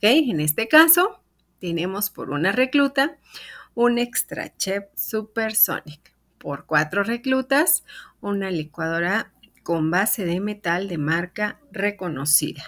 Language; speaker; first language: Spanish; native; Spanish